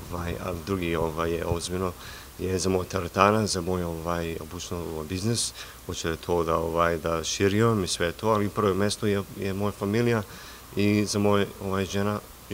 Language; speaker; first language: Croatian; early bilingual, heritage; English